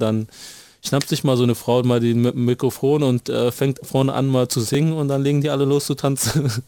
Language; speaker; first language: German; early bilingual, other home language; Akan